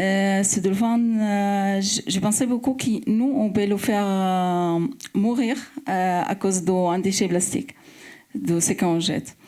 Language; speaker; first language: French; non-native, fluent; Arabic